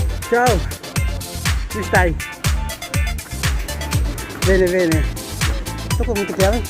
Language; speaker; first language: Italian; non-native, learner; Filipino